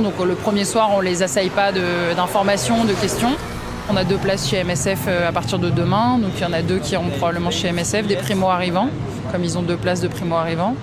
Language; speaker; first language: French; native; French